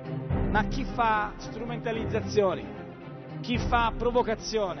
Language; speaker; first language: Italian; native; Italian